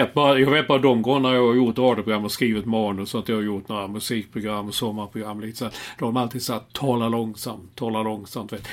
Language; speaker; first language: Swedish; native; Swedish